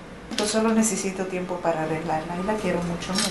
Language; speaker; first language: Spanish; non-native, fluent; Arabic